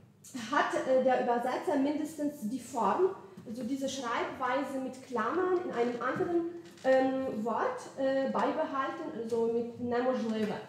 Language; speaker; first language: German; non-native, fluent; Ukrainian